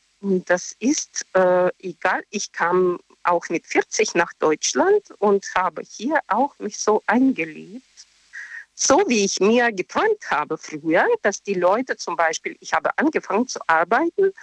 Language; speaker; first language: German; non-native, learner; Russian